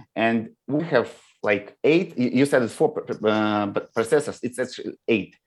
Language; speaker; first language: English; non-native, learner; Russian